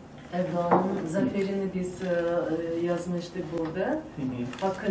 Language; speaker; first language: Turkish; non-native, fluent; Tajik